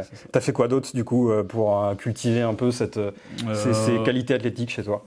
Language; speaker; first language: French; native; French